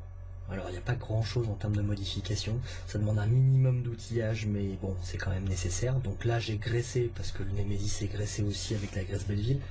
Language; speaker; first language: French; native; French